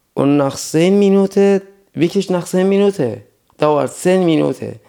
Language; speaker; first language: German; non-native, learner; Persian